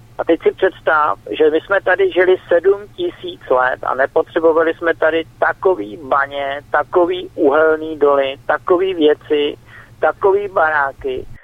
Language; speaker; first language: Czech; native; Czech